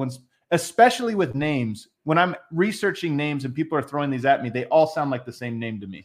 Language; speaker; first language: English; native; English